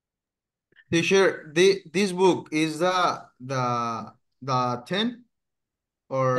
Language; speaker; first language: English; non-native, learner; Spanish